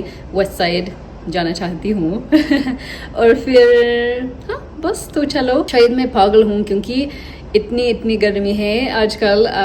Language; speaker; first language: Hindi; non-native, learner; English